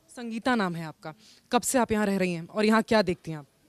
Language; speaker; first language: Hindi; native; Hindi